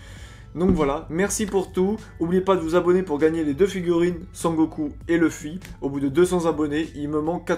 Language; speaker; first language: French; native; French